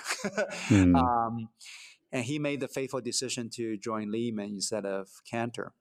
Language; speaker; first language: English; early bilingual, other home language; Chinese